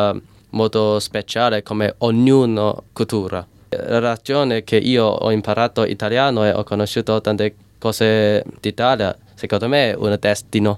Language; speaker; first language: Italian; non-native, learner; Cantonese